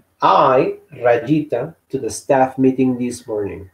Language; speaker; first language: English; non-native, fluent; Spanish